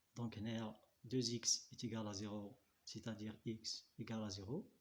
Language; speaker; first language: French; non-native, local second language; Arabic